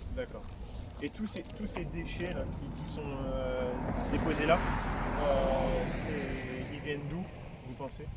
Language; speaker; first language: French; native; French